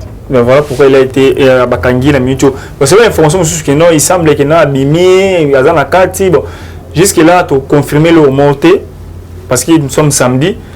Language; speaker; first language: French; non-native, local second language; Lingala